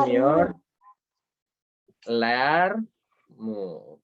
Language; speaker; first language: Turkish; non-native, fluent; Indonesian